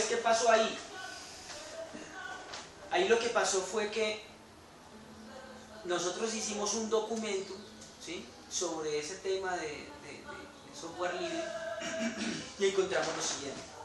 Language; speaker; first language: Spanish; native; Spanish